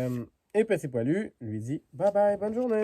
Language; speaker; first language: French; native; French